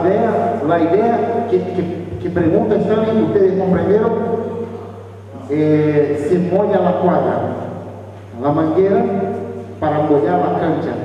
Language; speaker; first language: Spanish; non-native, fluent; Portuguese